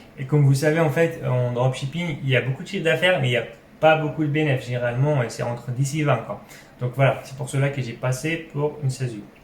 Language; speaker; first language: French; non-native, local second language; Arabic